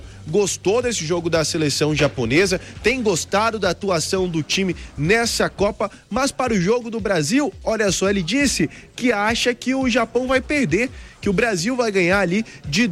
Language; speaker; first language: Portuguese; native; Portuguese